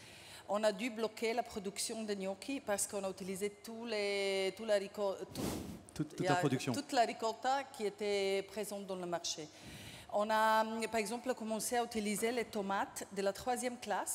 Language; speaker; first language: French; non-native, fluent; Slovenian